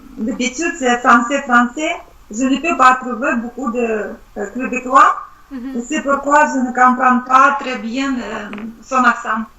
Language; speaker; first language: French; non-native, learner; Russian